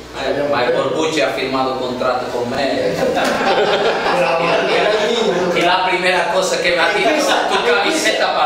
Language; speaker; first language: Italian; non-native, learner; Portuguese